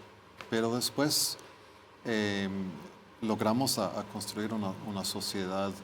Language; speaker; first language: Spanish; non-native, fluent; Swedish